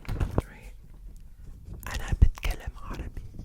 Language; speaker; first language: Arabic; non-native, learner; English